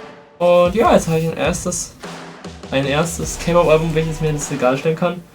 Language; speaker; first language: German; native; German